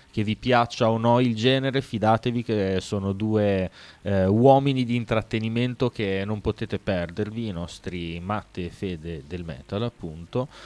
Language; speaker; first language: Italian; native; Italian